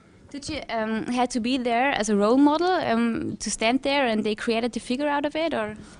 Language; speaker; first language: English; non-native, fluent; German